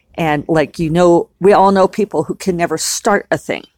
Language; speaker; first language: English; native; English